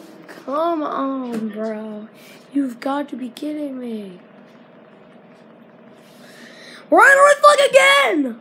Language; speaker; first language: English; native; English